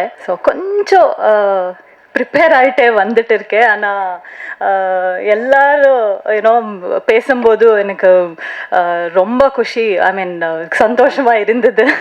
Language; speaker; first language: Tamil; non-native, learner; Hindi